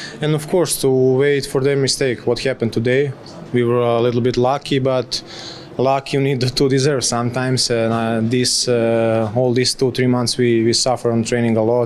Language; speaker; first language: English; non-native, fluent; Polish